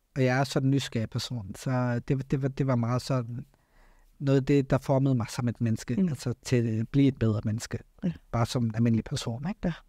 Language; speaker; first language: Danish; early bilingual, other home language; Arabic